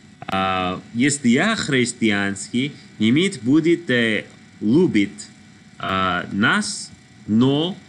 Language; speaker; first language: Russian; non-native, learner; English